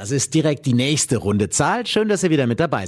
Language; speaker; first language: German; native; German